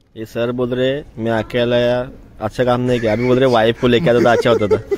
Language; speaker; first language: Hindi; non-native, local second language; Marathi